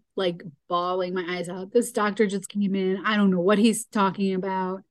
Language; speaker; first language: English; native; English